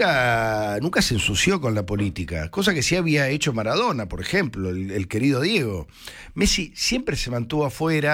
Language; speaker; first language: Spanish; native; Spanish